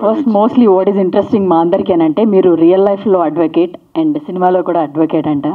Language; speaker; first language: Telugu; native; Telugu